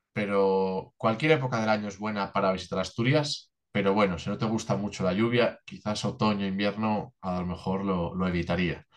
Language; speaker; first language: Spanish; native; Spanish